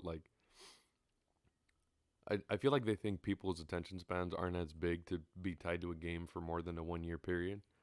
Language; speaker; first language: English; early bilingual, other home language; Spanish